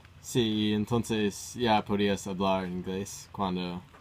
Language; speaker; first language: Spanish; non-native, learner; English